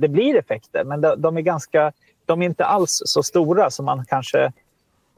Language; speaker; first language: Swedish; native; Swedish